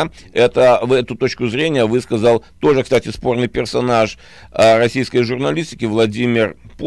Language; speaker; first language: Russian; native; Russian